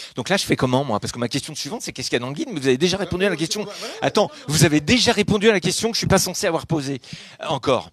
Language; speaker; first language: French; native; French